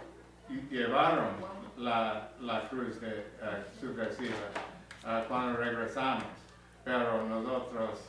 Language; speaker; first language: Spanish; non-native, learner; English